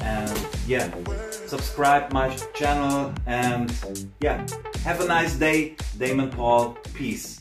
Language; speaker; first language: English; non-native, learner; German